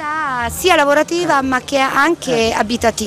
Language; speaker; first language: Italian; native; Italian